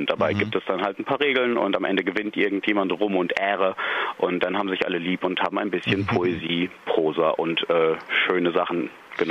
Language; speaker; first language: German; native; German